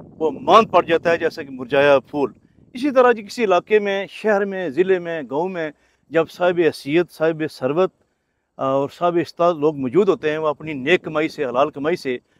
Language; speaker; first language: Urdu; non-native, local second language; Pahari-Potwari